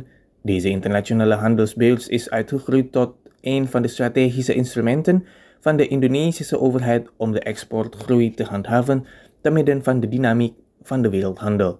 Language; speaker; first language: Dutch; non-native, fluent; Indonesian